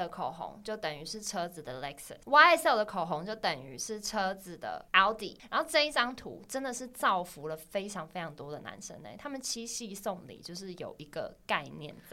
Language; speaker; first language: Chinese; native; Chinese